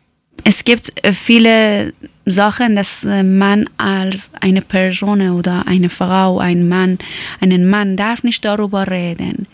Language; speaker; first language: German; non-native, learner; Persian